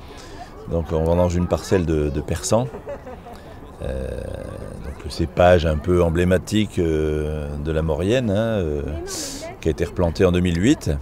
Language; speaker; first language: French; native; French